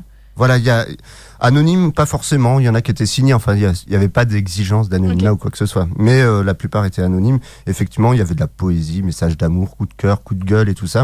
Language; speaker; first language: French; native; French